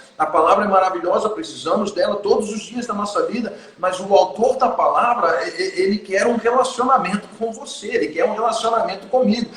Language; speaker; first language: Portuguese; non-native, fluent; English